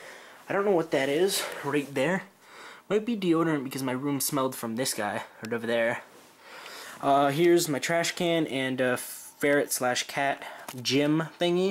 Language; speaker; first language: English; native; English